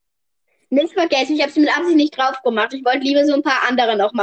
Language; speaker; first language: German; native; German